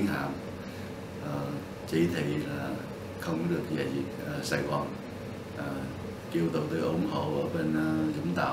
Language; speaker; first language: Vietnamese; non-native, local second language; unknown